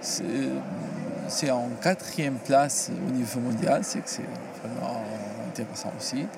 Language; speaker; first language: French; non-native, learner; Portuguese